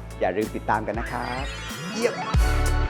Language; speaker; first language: Thai; native; Thai